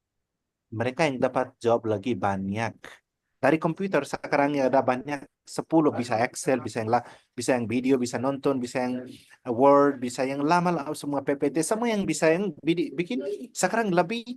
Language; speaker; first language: Indonesian; non-native, learner; Nepali